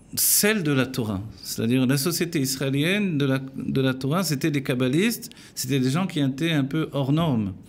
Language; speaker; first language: French; native; French